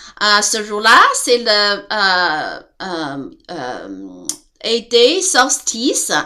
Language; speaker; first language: French; non-native, learner; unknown